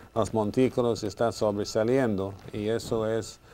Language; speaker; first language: Spanish; non-native, fluent; English